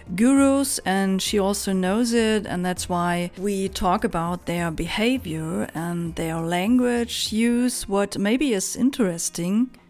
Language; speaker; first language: English; non-native, fluent; German